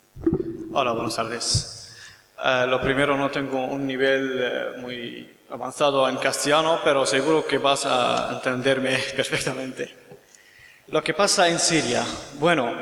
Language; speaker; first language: Spanish; non-native, learner; Kurdish